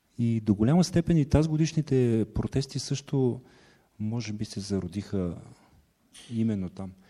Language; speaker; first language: Bulgarian; native; Bulgarian